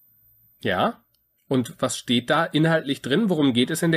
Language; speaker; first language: German; native; German